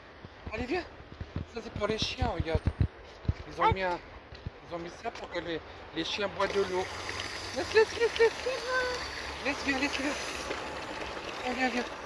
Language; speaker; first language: French; native; French